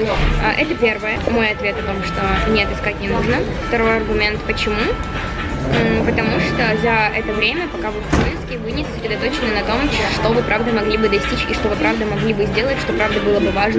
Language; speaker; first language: Russian; native; Russian